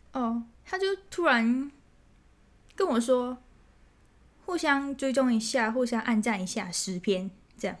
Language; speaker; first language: Chinese; early bilingual, heritage; Thai